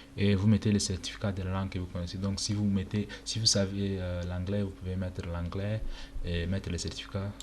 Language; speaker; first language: French; non-native, local second language; Arabic